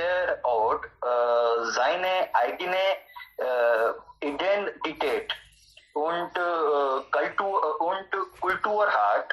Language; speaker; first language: German; non-native, learner; Hindi